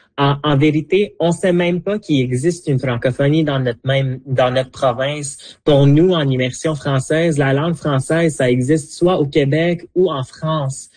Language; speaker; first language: French; non-native, local second language; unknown